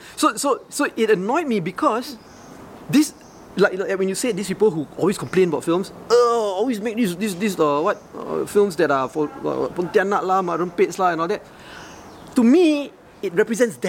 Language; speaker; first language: English; non-native, local second language; Malay